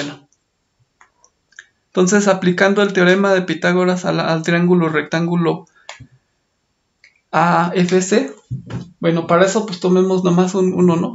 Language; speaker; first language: Spanish; native; Spanish